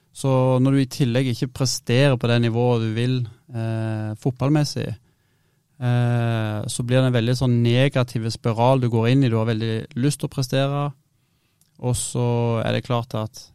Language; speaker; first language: Norwegian; native; Norwegian